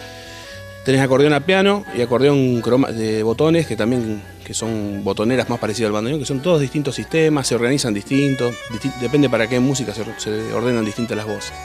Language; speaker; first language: Spanish; native; Spanish